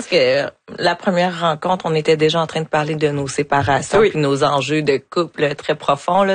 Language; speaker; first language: French; native; French